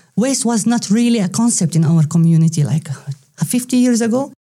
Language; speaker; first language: English; non-native, fluent; Arabic